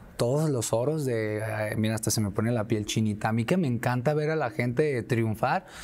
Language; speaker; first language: Spanish; native; Spanish